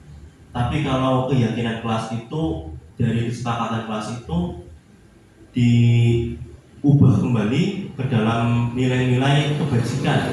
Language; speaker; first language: Indonesian; native; Indonesian